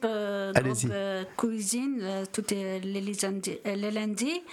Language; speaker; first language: French; non-native, learner; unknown